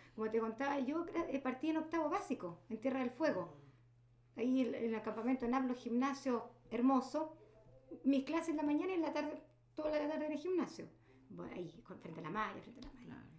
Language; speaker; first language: Spanish; native; Spanish